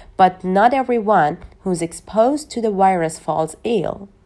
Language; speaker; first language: English; non-native, fluent; Persian